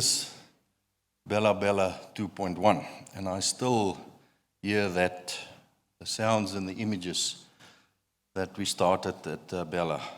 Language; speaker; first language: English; non-native, local second language; Afrikaans